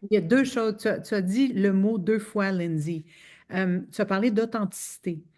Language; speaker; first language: French; native; French